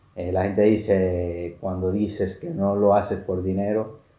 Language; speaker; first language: Spanish; native; Spanish